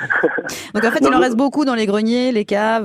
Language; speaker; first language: French; native; French